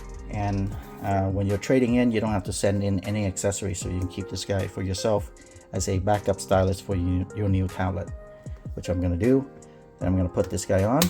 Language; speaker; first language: English; native; English